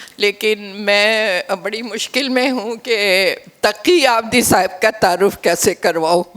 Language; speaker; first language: Urdu; native; Urdu